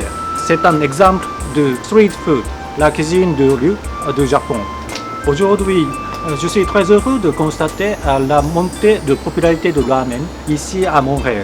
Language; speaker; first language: French; non-native, fluent; Japanese